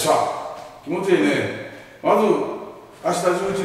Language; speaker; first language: Japanese; native; Japanese